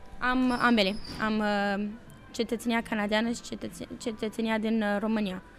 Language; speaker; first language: Romanian; early bilingual, heritage; Romanian